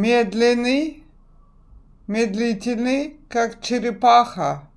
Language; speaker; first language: Russian; non-native, fluent; Turkish